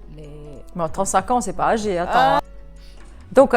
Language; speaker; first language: French; non-native, fluent; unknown